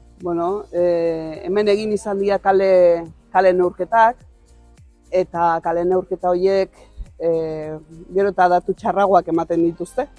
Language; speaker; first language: Basque; native; Basque